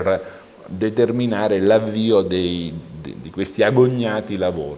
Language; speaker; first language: Italian; native; Italian